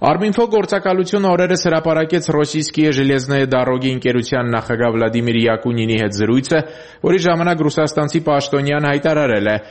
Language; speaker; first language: Armenian; native; Armenian